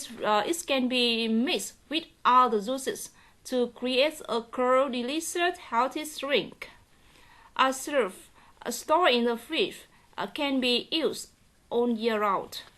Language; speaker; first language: English; non-native, learner; Vietnamese